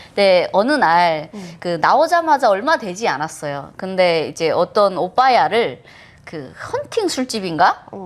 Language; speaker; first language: Korean; native; Korean